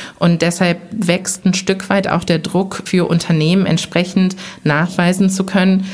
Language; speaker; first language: German; early bilingual, other home language; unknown